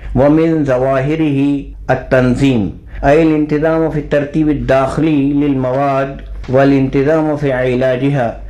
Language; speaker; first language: Arabic; non-native, fluent; Urdu